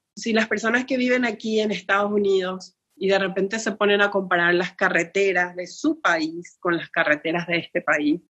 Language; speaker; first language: Spanish; native; Spanish